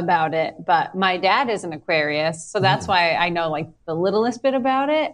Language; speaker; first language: English; native; English